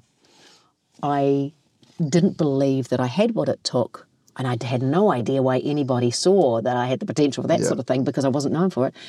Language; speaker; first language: English; native; English